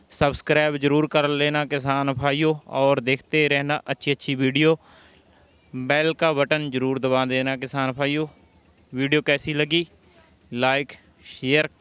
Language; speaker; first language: Hindi; non-native, local second language; Punjabi